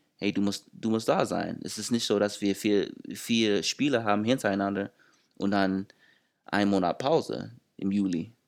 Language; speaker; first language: German; non-native, fluent; English